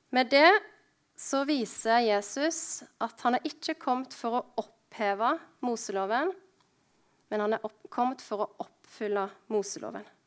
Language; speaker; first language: Norwegian; native; Norwegian